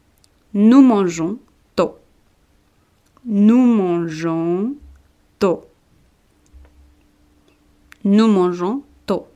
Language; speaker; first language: French; non-native, fluent; Spanish